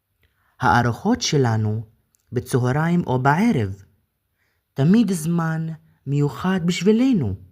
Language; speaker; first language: Hebrew; non-native, fluent; Arabic